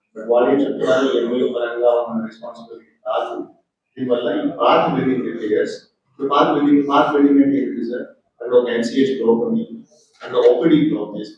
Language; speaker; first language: English; non-native, local second language; Telugu